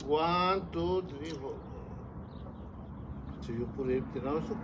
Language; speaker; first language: English; non-native, learner; Spanish